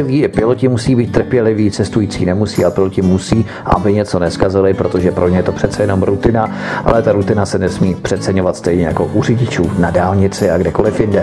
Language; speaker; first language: Czech; native; Czech